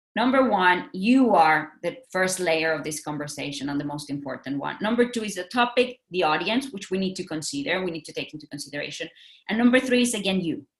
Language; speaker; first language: English; non-native, fluent; Spanish